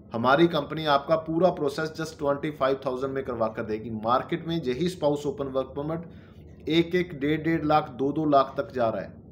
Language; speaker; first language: Hindi; non-native, local second language; Punjabi